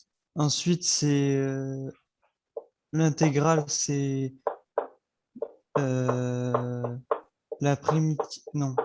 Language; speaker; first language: French; native; French